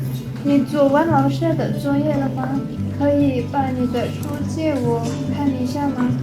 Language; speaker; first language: Chinese; non-native, learner; Indonesian